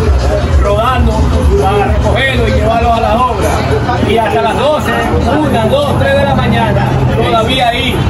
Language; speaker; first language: Spanish; native; Spanish